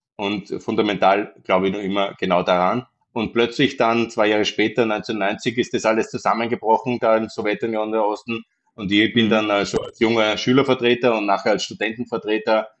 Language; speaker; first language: German; native; German